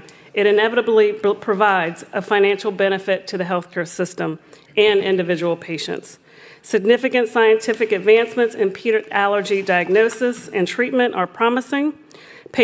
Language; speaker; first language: English; native; English